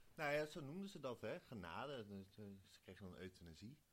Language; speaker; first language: Dutch; native; Dutch